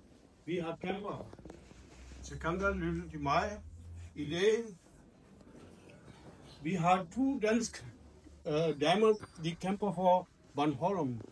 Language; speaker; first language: Danish; non-native, learner; Urdu